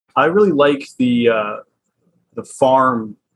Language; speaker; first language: English; native; English